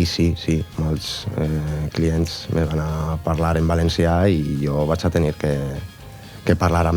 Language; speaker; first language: Catalan; non-native, local second language; Spanish